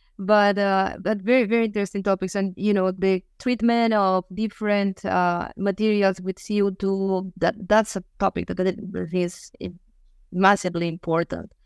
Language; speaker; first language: English; non-native, fluent; Galician